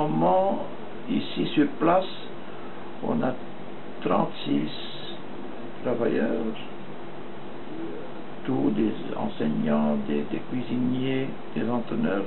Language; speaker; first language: French; non-native, fluent; Dutch